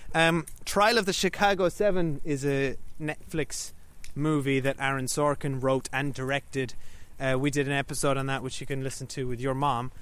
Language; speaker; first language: English; native; English